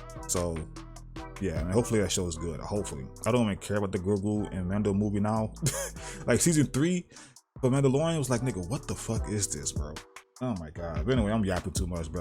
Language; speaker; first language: English; native; English